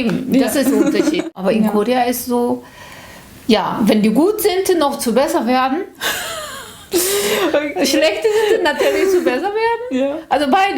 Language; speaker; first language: German; non-native, learner; Korean